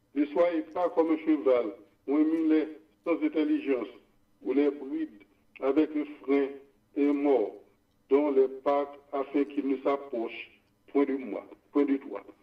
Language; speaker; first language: French; non-native, local second language; Haitian Creole